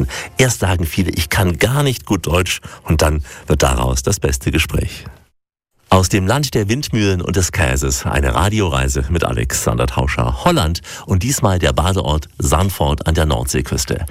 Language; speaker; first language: German; native; German